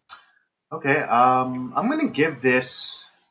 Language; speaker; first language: English; native; English